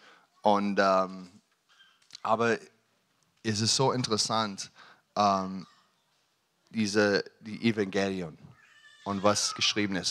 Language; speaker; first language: German; non-native, learner; English